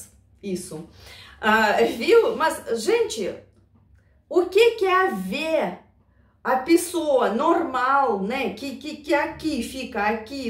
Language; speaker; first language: Portuguese; non-native, fluent; Russian